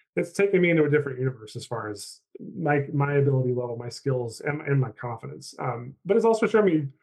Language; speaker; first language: English; native; English